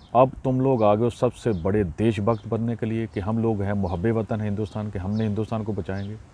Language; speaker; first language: Urdu; non-native, local second language; Punjabi